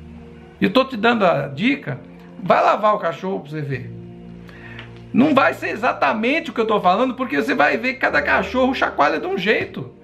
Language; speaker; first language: Portuguese; native; Portuguese